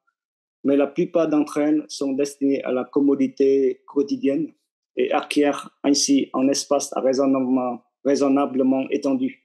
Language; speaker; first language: French; non-native, fluent; Vietnamese